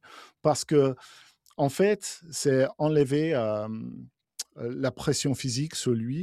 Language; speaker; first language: French; non-native, fluent; English